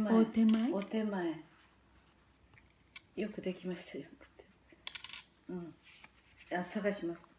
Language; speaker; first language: Japanese; native; Japanese